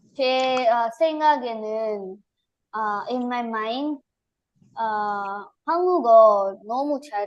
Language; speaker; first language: Korean; non-native, learner; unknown